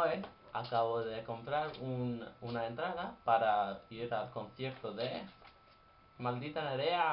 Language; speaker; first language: Spanish; non-native, fluent; English